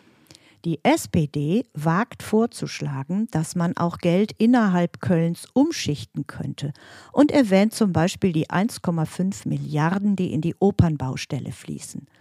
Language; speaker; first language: German; native; German